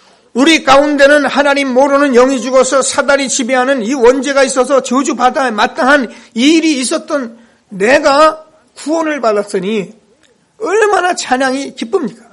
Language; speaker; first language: Korean; native; Korean